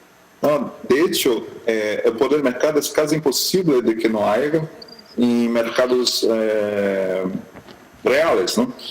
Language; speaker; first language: Spanish; non-native, fluent; Portuguese